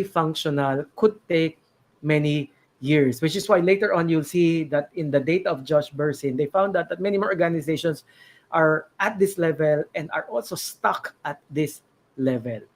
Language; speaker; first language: English; non-native, local second language; Filipino